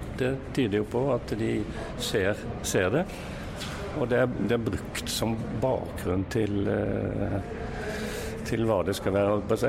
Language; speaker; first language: Norwegian; native; Norwegian